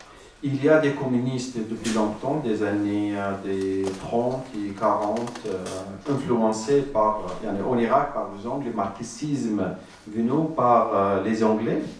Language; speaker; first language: French; non-native, learner; Arabic